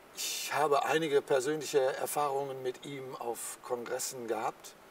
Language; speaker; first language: German; native; German